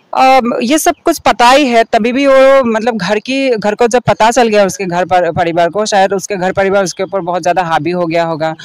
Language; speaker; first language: Hindi; non-native, local second language; Assamese